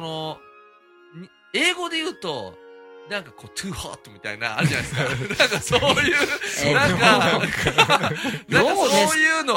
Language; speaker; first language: Japanese; native; Japanese